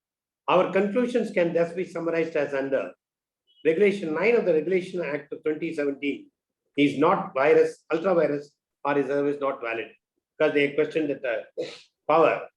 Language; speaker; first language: English; non-native, local second language; Tamil